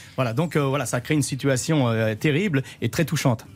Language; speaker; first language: French; native; French